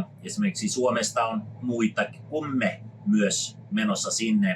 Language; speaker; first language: Finnish; non-native, fluent; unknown